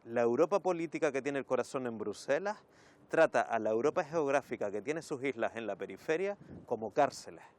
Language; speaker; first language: Spanish; native; Spanish